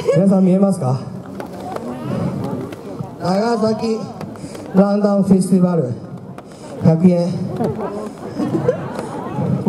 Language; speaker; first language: Japanese; non-native, fluent; Chinese